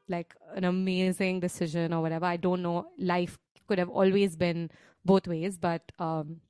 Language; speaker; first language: English; non-native, local second language; Hindi